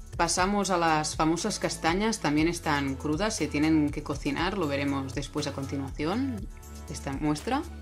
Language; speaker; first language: Spanish; non-native, local second language; Catalan